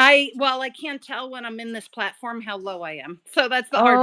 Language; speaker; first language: English; native; English